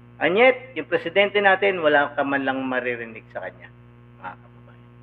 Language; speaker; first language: Filipino; non-native, local second language; Cebuano